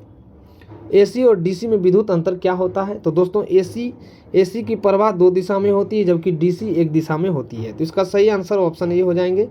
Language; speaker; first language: Hindi; native; Hindi